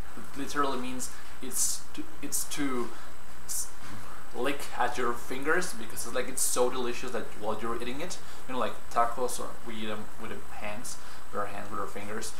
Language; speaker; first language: English; non-native, fluent; Spanish